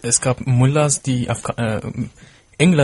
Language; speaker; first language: German; non-native, fluent; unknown